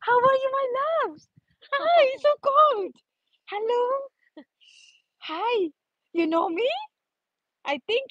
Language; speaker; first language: English; non-native, learner; Filipino